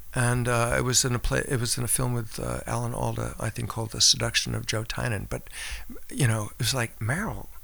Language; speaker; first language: English; native; English